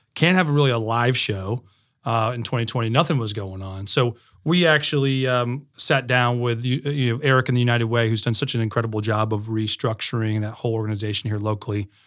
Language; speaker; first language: English; native; English